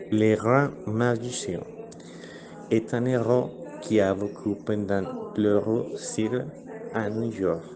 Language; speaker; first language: French; non-native, learner; Spanish